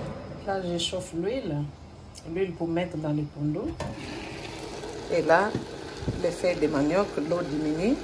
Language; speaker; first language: French; non-native, local second language; Lingala